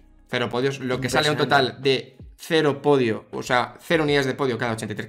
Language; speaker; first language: Spanish; native; Spanish